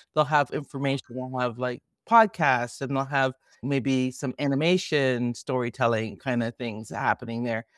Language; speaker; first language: English; native; English